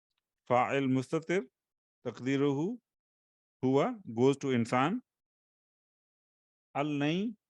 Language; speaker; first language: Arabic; non-native, fluent; Urdu